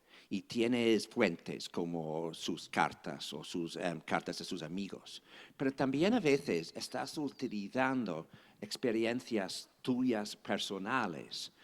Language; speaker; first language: Spanish; non-native, fluent; English